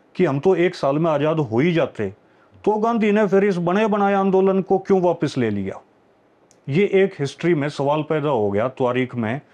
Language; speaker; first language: Hindi; native; Hindi